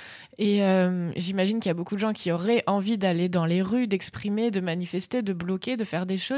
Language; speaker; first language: French; native; French